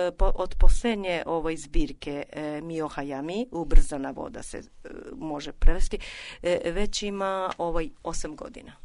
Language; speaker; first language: Serbian; non-native, fluent; Japanese